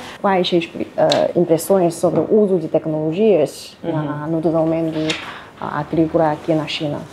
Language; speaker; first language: Portuguese; non-native, fluent; Chinese